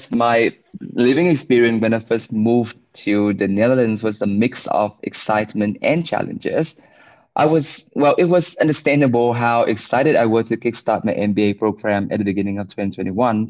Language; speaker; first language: English; non-native, fluent; Vietnamese